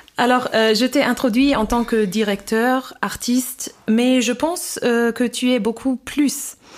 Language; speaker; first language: French; non-native, fluent; German